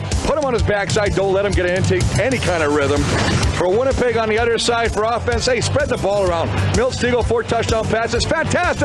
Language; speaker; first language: English; native; English